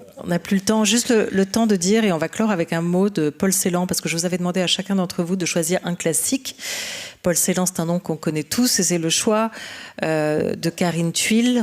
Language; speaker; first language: French; native; French